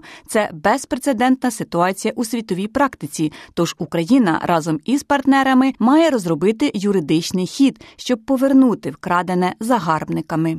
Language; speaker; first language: Ukrainian; native; Ukrainian